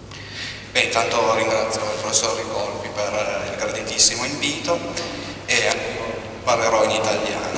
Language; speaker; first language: Italian; native; Italian